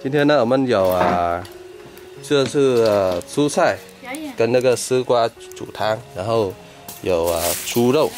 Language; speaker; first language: Chinese; non-native, learner; Vietnamese